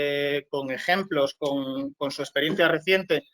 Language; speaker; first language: Spanish; native; Spanish